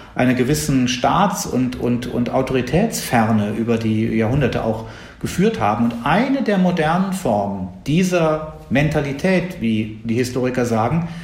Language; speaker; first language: German; native; German